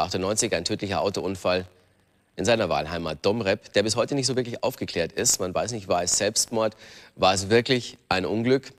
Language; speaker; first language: German; native; German